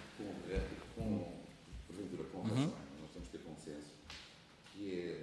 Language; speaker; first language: Portuguese; native; Portuguese